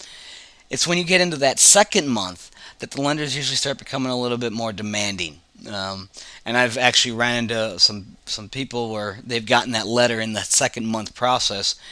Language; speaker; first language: English; native; English